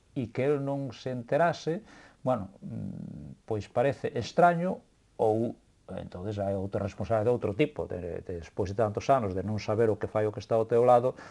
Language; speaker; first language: Galician; native; Galician